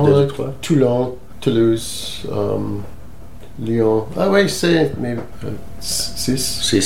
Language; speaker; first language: French; non-native, learner; English